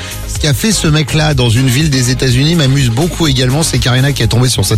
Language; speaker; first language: French; native; French